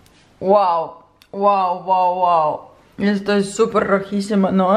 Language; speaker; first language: Spanish; non-native, fluent; Russian